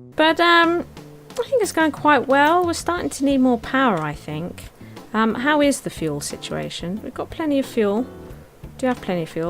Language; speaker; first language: English; native; English